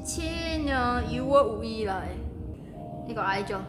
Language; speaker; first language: Korean; non-native, learner; Chinese